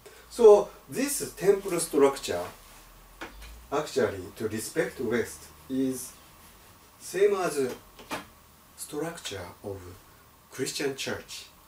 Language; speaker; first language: English; non-native, fluent; Japanese